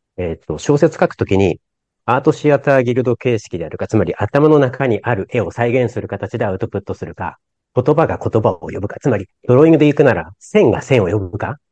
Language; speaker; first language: Japanese; native; Japanese